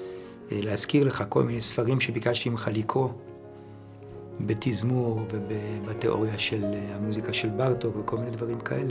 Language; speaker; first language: Hebrew; native; Hebrew